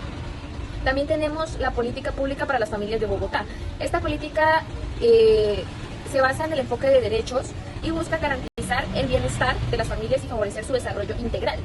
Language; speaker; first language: Spanish; native; Spanish